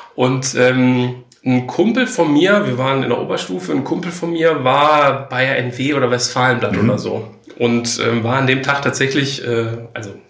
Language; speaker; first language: German; native; German